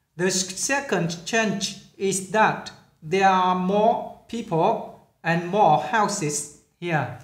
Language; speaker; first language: English; non-native, fluent; Vietnamese